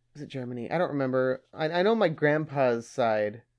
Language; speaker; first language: English; early bilingual, other home language; German